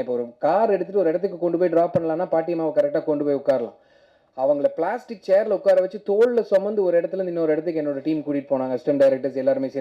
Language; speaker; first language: Tamil; native; Tamil